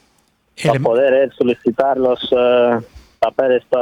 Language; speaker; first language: Spanish; non-native, learner; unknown